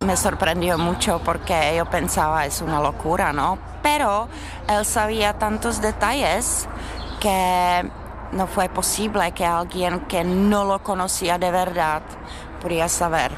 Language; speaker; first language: Spanish; non-native, fluent; Czech